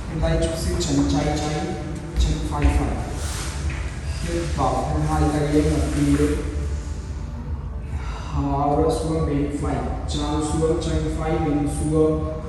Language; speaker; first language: Vietnamese; non-native, learner; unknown